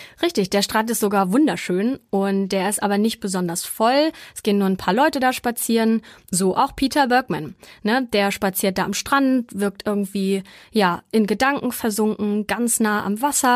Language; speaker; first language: German; native; German